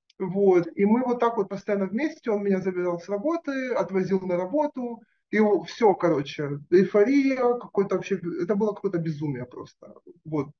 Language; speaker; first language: Russian; native; Russian